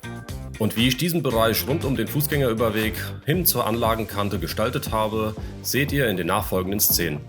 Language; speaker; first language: German; native; German